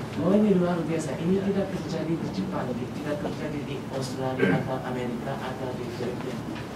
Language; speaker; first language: Indonesian; non-native, fluent; Japanese